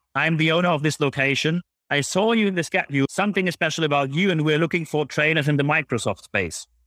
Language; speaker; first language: English; non-native, fluent; German